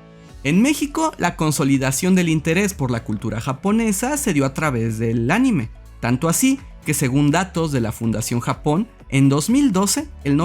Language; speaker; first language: Spanish; native; Spanish